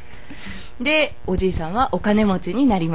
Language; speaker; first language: Japanese; native; Japanese